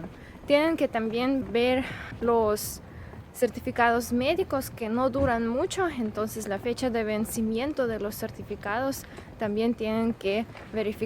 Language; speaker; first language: Spanish; non-native, fluent; Russian